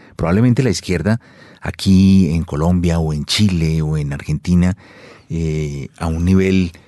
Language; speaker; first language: Spanish; native; Spanish